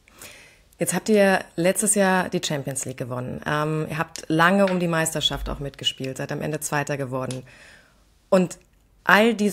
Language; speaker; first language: German; native; German